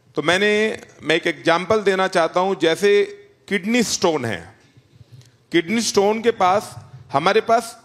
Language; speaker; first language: Hindi; native; Hindi